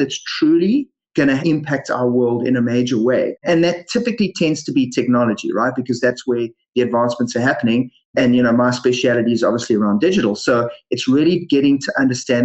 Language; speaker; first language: English; native; English